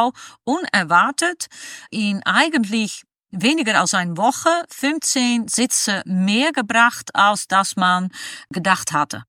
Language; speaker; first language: German; non-native, fluent; Dutch